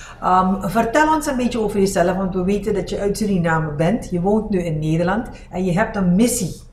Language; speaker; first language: Dutch; native; Dutch